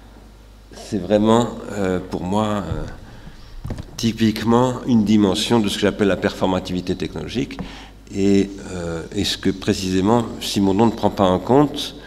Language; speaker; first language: French; native; French